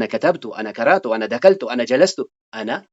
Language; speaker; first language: Arabic; non-native, fluent; Urdu